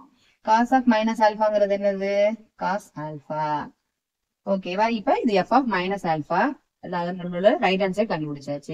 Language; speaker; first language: Tamil; native; Tamil